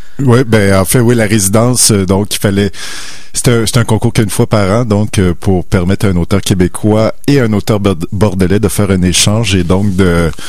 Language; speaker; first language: French; native; French